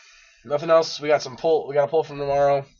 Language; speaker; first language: English; native; English